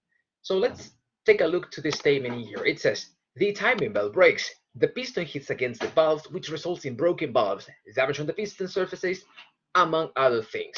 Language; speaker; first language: English; non-native, fluent; Spanish